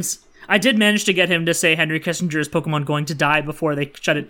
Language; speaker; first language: English; native; English